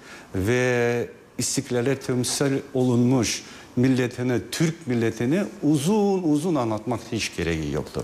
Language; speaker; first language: Turkish; non-native, fluent; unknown